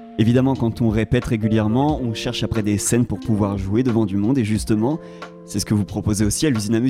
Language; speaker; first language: French; native; French